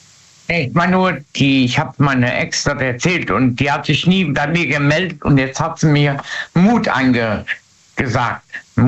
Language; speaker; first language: German; native; German